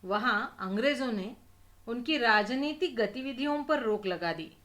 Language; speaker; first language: Hindi; non-native, local second language; Marathi